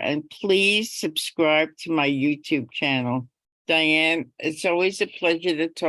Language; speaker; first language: English; native; English